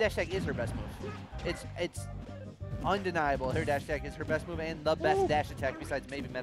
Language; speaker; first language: English; native; English